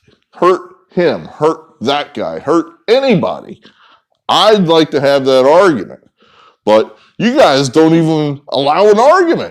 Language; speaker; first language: English; native; English